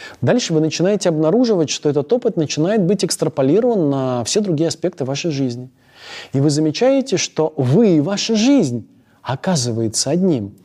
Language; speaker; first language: Russian; native; Russian